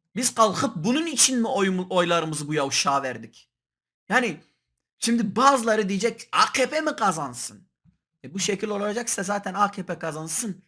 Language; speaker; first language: Turkish; non-native, local second language; Kurdish